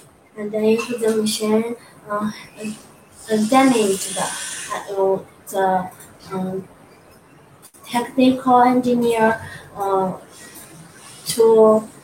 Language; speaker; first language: English; non-native, learner; Chinese